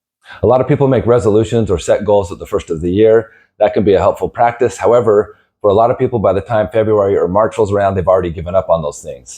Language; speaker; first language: English; native; English